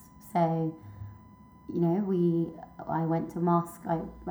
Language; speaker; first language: English; native; English